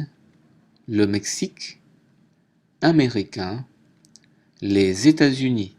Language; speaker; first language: French; native; French